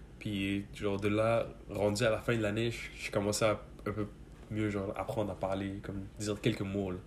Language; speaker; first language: French; early bilingual, other home language; Persian